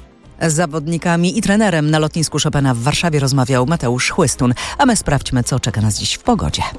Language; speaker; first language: Polish; native; Polish